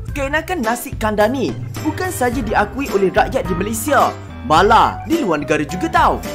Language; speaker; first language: Malay; native; Malay